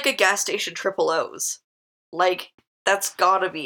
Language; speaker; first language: English; native; English